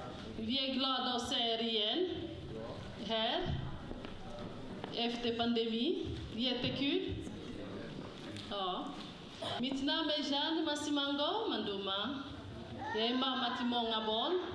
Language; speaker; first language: Swedish; non-native, fluent; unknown